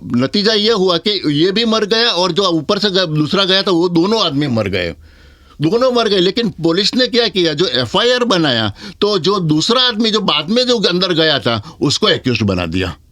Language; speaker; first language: Hindi; non-native, local second language; Gujarati